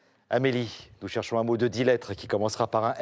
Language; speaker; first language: French; native; French